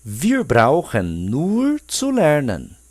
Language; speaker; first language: German; non-native, fluent; Portuguese